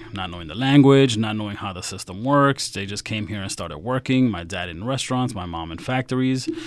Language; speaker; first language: English; native; English